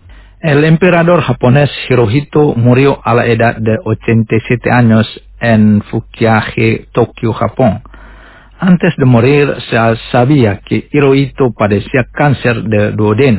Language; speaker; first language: Spanish; non-native, fluent; Indonesian